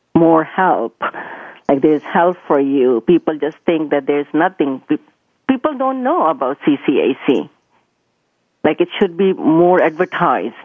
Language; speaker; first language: English; non-native, local second language; Punjabi